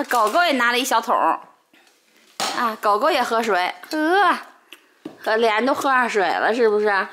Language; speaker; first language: Chinese; native; Chinese